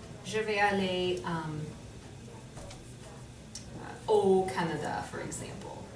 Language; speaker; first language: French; non-native, fluent; English